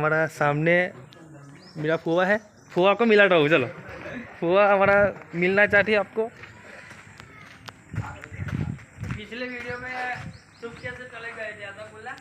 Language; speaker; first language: Hindi; non-native, local second language; Gujarati